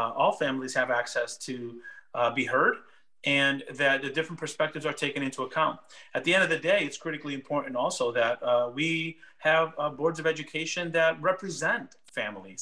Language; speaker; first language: English; early bilingual, other home language; Spanish